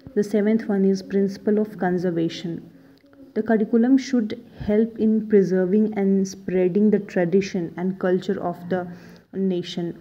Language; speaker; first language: English; non-native, local second language; Hindi